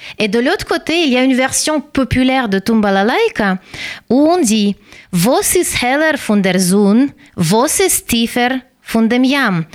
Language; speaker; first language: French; non-native, fluent; Russian